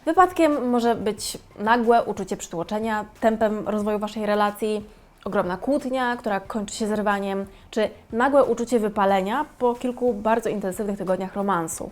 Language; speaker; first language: Polish; native; Polish